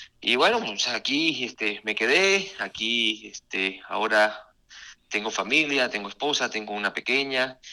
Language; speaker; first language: Spanish; native; Spanish